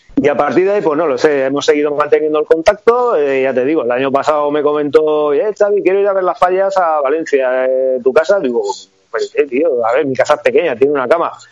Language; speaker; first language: Spanish; native; Spanish